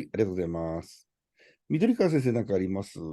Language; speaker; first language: Japanese; native; Japanese